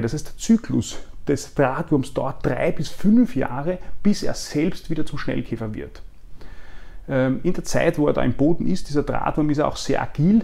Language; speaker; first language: German; native; German